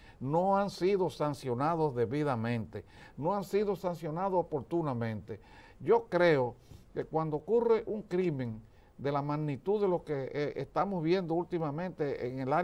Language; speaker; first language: Spanish; native; Spanish